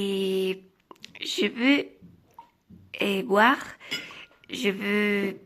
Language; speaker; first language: French; non-native, learner; Spanish